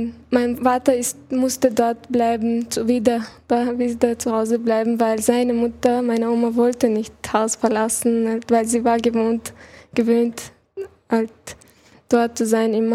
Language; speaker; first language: German; early bilingual, other home language; Chechen